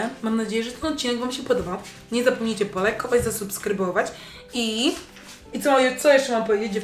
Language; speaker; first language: Polish; native; Polish